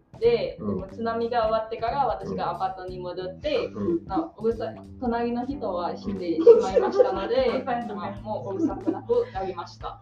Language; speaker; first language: Japanese; non-native, learner; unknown